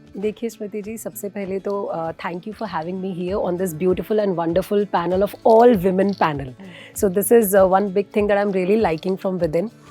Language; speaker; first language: Hindi; native; Hindi